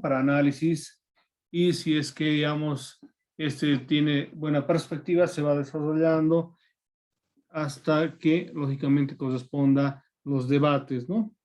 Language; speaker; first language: Spanish; native; Spanish